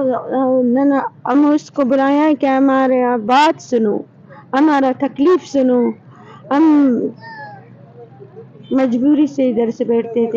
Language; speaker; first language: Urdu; non-native, local second language; Brahui